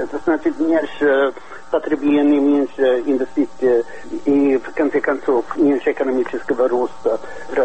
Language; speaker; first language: Russian; non-native, fluent; Swedish